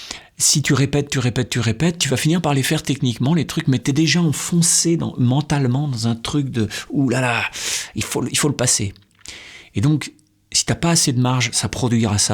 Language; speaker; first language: French; native; French